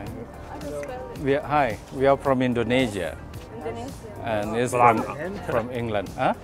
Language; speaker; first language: English; non-native, fluent; Indonesian